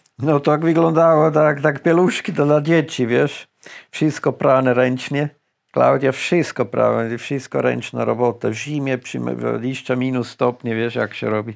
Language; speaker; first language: Polish; non-native, fluent; German